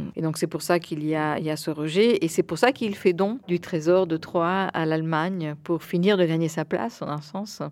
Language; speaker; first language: French; early bilingual, heritage; Spanish